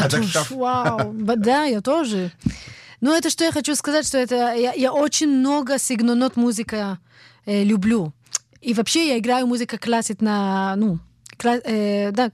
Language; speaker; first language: Russian; early bilingual, heritage; Russian